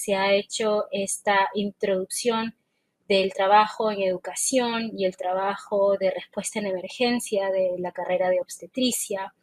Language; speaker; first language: Spanish; native; Spanish